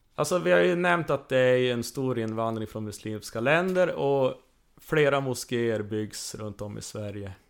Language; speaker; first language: Swedish; native; Swedish